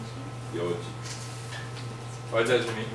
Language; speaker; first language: English; non-native, fluent; Japanese